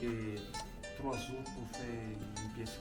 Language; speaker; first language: French; non-native, local second language; Malagasy